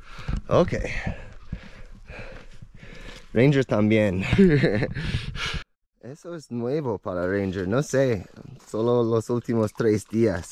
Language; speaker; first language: Spanish; non-native, fluent; English